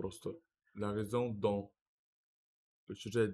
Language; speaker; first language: French; non-native, learner; Russian